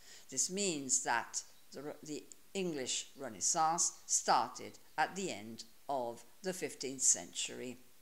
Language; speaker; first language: English; non-native, fluent; Italian